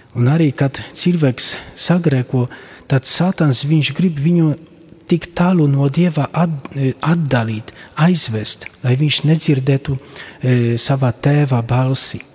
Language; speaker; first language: Latvian; non-native, fluent; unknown